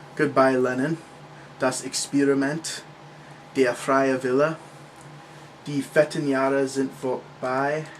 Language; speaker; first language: German; non-native, learner; English